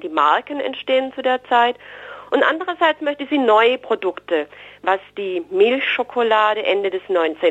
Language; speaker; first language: German; native; German